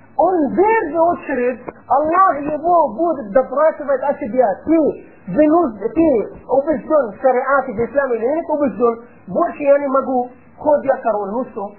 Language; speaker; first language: Russian; non-native, fluent; Arabic